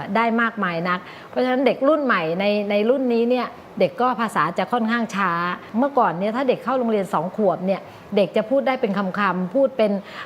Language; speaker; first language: Thai; native; Thai